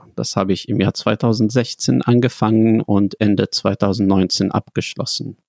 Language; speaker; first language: German; non-native, fluent; Arabic